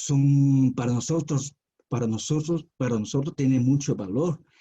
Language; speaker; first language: Spanish; non-native, fluent; Chinese